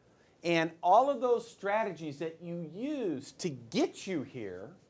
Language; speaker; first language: English; native; English